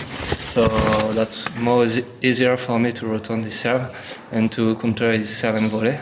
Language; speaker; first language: English; non-native, learner; French